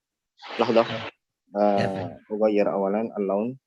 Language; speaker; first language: Arabic; non-native, fluent; Indonesian